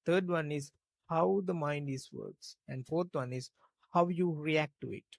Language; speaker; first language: English; non-native, local second language; Sinhala